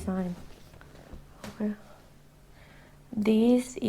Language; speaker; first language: English; non-native, learner; Thai